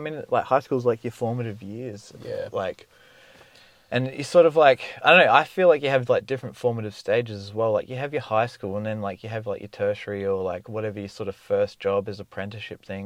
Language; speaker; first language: English; native; English